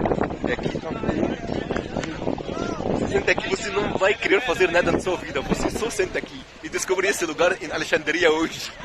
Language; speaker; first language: Portuguese; non-native, fluent; Arabic